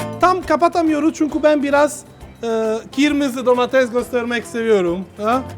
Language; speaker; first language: Turkish; non-native, learner; Italian